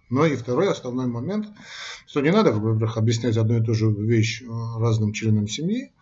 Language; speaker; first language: Russian; non-native, local second language; Armenian